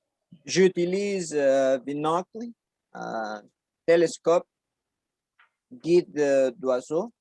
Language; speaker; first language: French; non-native, learner; Spanish